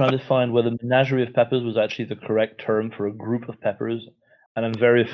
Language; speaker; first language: English; native; English